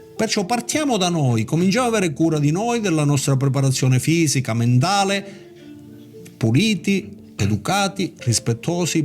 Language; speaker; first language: Italian; native; Italian